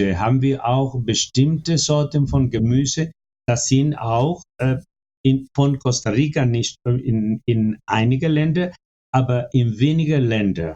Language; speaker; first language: German; non-native, fluent; Spanish